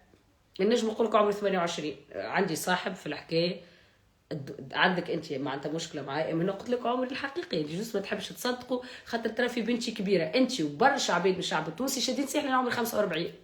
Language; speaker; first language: Arabic; native; Arabic